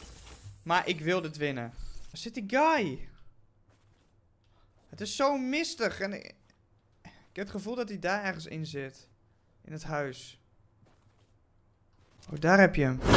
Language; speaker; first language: Dutch; native; Dutch